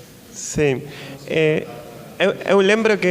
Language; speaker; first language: Portuguese; non-native, learner; Spanish